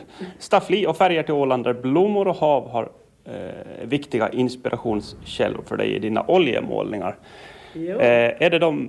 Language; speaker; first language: Swedish; native; Swedish